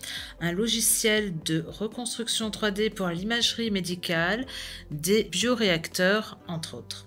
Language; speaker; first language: French; native; French